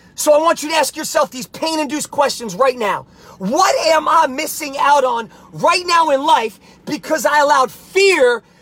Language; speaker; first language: English; native; English